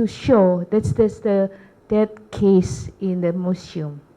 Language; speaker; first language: English; non-native, learner; Indonesian